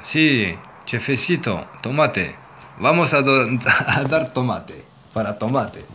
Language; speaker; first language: Spanish; non-native, learner; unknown